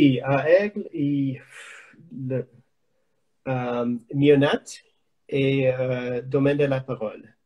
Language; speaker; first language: French; non-native, learner; English